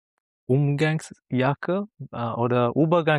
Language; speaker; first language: German; non-native, learner; Malayalam